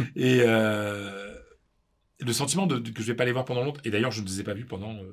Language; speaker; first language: French; native; French